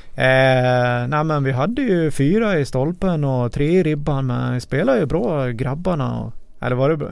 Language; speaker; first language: Swedish; native; Swedish